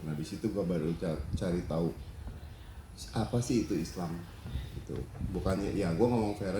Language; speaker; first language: Indonesian; native; Indonesian